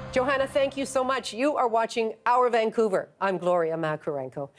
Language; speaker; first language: English; native; English